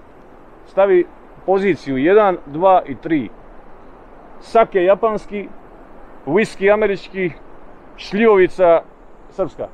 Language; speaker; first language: Croatian; native; Croatian